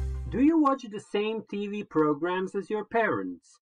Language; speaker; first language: English; non-native, fluent; Croatian